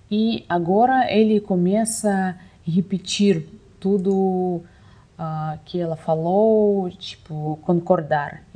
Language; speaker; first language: Portuguese; non-native, fluent; Russian